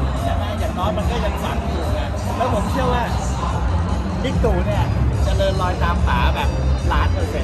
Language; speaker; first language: Thai; native; Thai